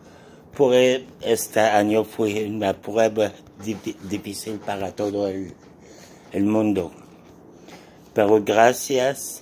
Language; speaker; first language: Spanish; non-native, learner; French